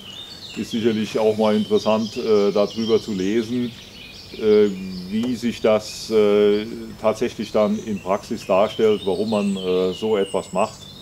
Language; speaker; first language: German; native; German